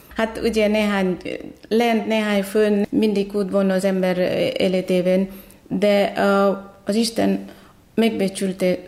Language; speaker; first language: Hungarian; non-native, fluent; Batak Toba